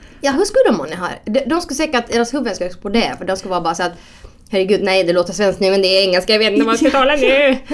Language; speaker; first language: Swedish; native; Swedish